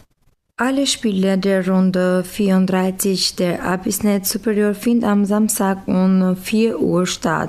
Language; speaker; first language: German; non-native, fluent; Albanian